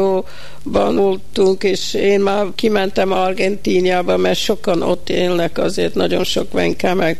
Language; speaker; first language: Hungarian; early bilingual, heritage; Hungarian